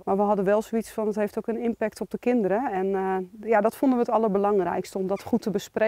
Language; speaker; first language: Dutch; native; Dutch